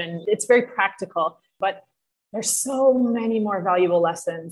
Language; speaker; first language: English; native; English